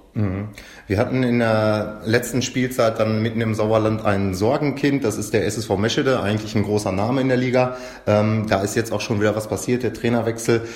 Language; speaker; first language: German; native; German